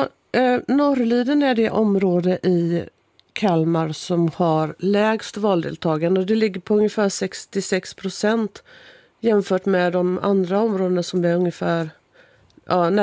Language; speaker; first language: Swedish; native; Swedish